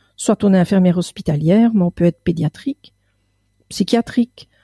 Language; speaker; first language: French; native; French